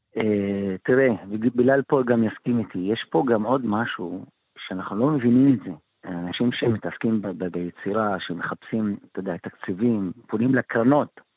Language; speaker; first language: Hebrew; non-native, local second language; Arabic